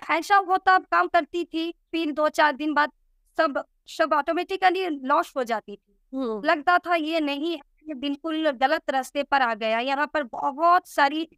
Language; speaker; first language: Hindi; non-native, local second language; Bangla